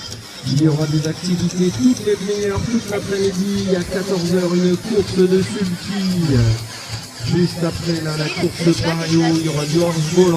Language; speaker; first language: French; native; French